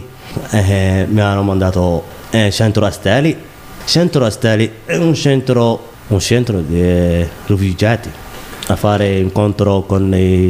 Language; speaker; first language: Italian; non-native, learner; Somali